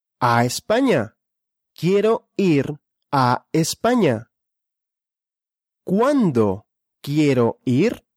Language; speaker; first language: Spanish; non-native, fluent; Russian